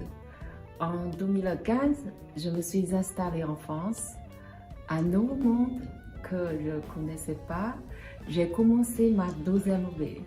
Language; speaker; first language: French; non-native, fluent; Chinese